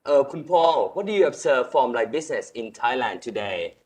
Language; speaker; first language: English; non-native, fluent; Thai